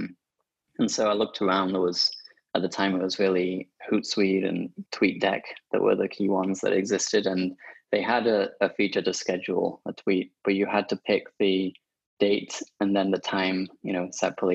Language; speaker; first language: English; native; English